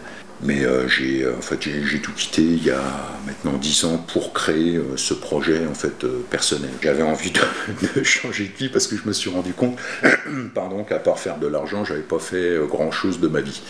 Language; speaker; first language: French; native; French